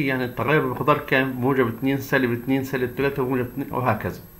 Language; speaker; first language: Arabic; native; Arabic